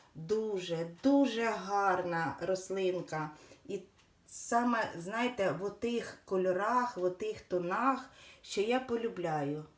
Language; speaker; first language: Ukrainian; non-native, local second language; Russian